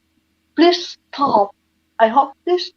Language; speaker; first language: English; non-native, learner; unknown